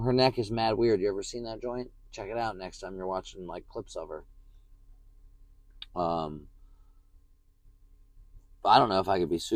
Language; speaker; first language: English; native; English